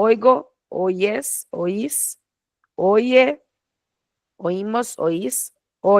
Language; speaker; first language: Spanish; non-native, fluent; Portuguese